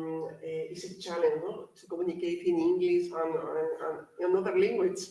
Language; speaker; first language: English; non-native, learner; Spanish